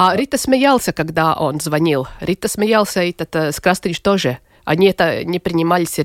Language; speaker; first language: Russian; non-native, local second language; Latvian